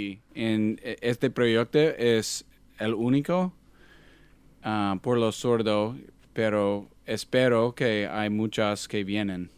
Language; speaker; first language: Spanish; non-native, learner; English